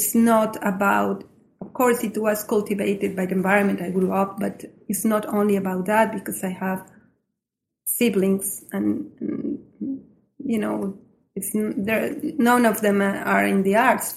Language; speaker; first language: English; non-native, fluent; Spanish